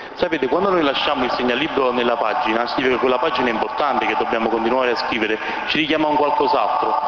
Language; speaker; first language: Italian; native; Italian